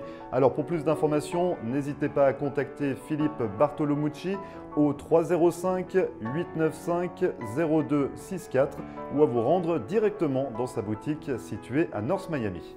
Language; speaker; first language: French; native; French